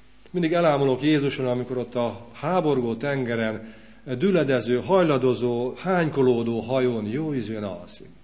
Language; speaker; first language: Hungarian; native; Hungarian